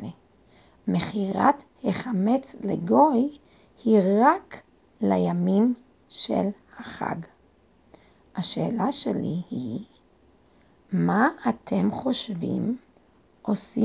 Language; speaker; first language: Hebrew; non-native, learner; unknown